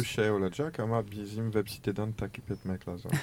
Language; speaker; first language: Turkish; non-native, learner; French